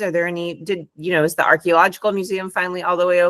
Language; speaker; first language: English; non-native, fluent; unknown